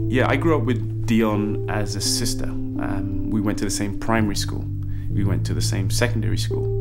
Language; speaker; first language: English; native; English